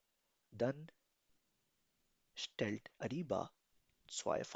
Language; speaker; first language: German; non-native, fluent; Urdu